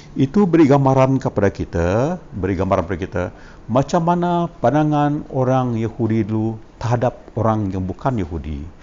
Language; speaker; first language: Malay; non-native, local second language; Iban